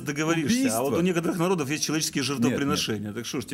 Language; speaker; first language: Russian; native; Russian